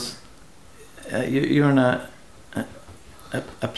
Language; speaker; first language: English; non-native, local second language; Greek